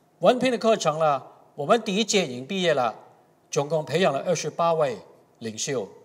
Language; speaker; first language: Chinese; non-native, local second language; Cantonese